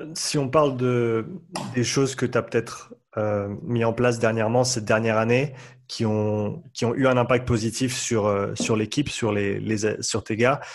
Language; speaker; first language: French; native; French